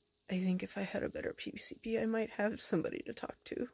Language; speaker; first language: English; native; English